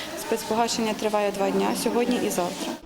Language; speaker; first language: Ukrainian; native; Ukrainian